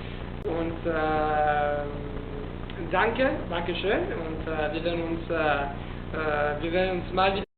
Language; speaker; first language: German; non-native, fluent; Italian